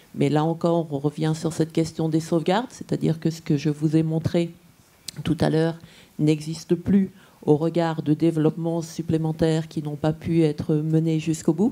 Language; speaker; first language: French; native; French